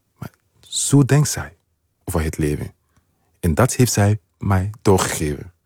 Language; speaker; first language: Dutch; non-native, fluent; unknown